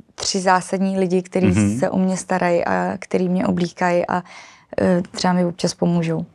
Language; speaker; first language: Czech; native; Czech